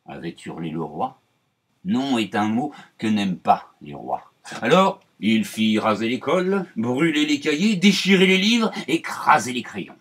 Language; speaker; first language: French; native; French